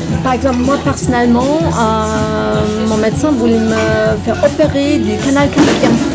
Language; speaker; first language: French; non-native, fluent; German